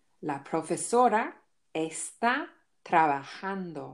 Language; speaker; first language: Spanish; non-native, fluent; English